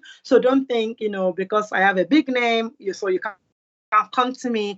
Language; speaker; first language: English; non-native, local second language; Yoruba